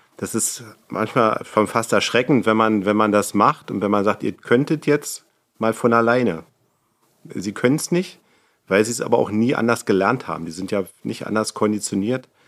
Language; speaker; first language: German; native; German